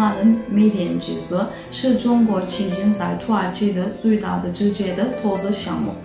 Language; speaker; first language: Chinese; non-native, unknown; Turkish